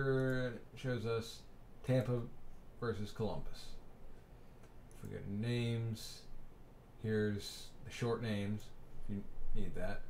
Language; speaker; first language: English; native; English